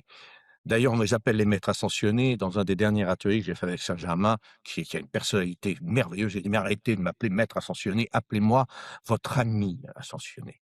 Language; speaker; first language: French; native; French